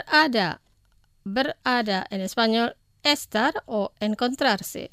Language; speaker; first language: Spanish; non-native, fluent; Indonesian